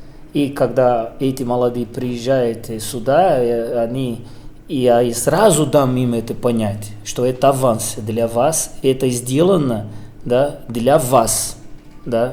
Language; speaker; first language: Russian; non-native, fluent; Portuguese